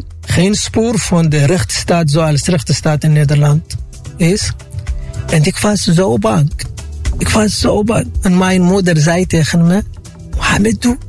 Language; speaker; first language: Dutch; non-native, fluent; Arabic